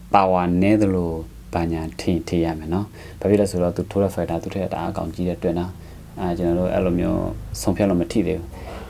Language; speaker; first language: Burmese; non-native, local second language; S'gaw Karen